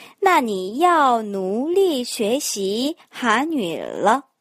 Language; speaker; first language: Chinese; non-native, fluent; Korean